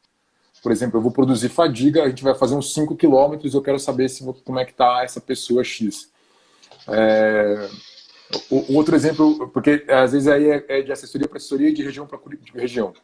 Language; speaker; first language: Portuguese; native; Portuguese